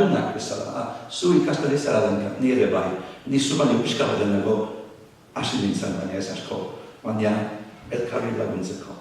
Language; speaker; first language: Basque; non-native, fluent; English